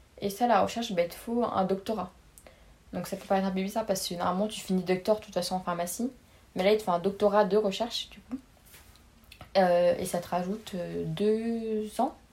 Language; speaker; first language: French; native; French